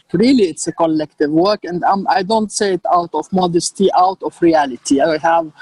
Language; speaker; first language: English; non-native, fluent; Arabic